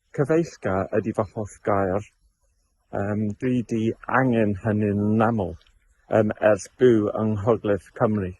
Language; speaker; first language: Welsh; non-native, learner; English